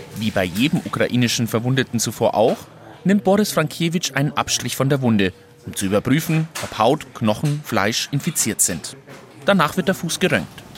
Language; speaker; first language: German; native; German